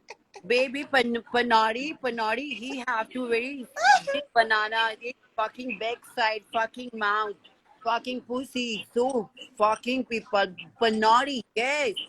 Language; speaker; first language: English; non-native, learner; Hindi